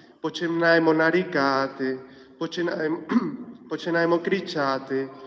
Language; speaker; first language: Ukrainian; non-native, fluent; Polish